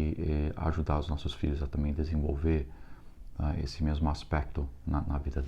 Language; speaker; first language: Portuguese; non-native, fluent; English